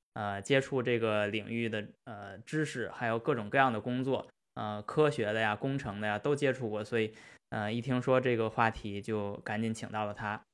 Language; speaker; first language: Chinese; native; Chinese